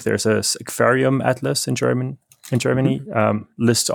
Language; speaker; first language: English; non-native, fluent; German